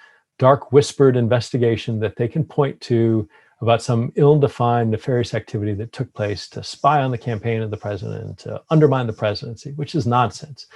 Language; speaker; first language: English; native; English